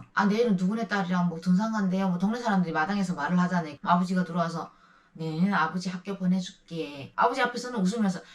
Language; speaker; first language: Korean; native; Korean